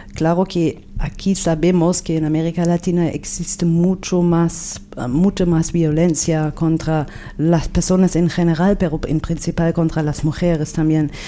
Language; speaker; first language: Spanish; non-native, fluent; German